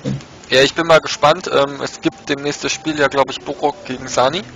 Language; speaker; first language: German; native; German